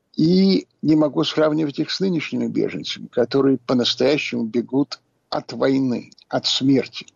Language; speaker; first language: Russian; native; Russian